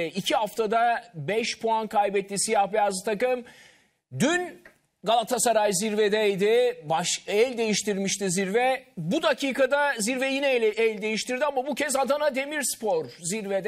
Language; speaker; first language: Turkish; native; Turkish